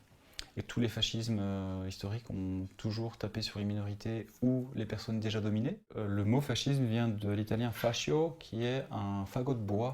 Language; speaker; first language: French; native; French